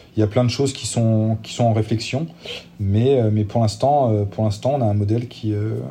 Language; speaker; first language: French; native; French